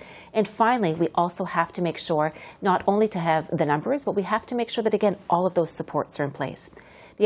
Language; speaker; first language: English; native; English